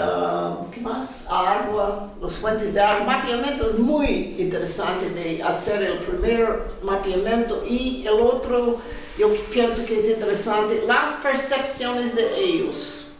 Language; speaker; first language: Spanish; non-native, fluent; Portuguese